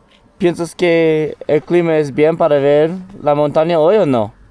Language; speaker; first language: Spanish; non-native, learner; English